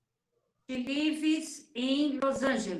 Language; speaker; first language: English; non-native, learner; Portuguese